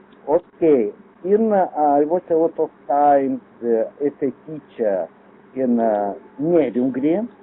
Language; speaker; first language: English; non-native, learner; Lithuanian